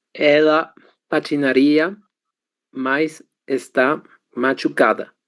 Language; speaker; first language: Portuguese; non-native, learner; Spanish